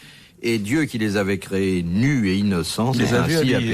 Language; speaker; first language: French; native; French